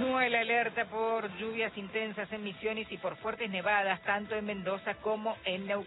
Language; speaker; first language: Spanish; native; Spanish